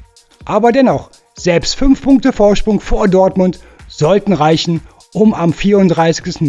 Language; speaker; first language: German; native; German